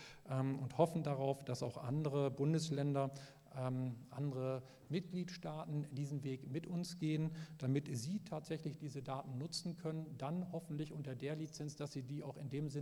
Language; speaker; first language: German; native; German